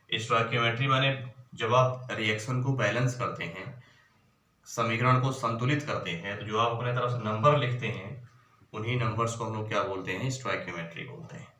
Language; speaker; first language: Hindi; native; Hindi